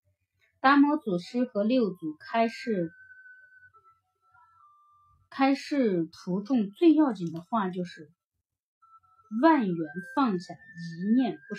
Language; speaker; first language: Chinese; native; Chinese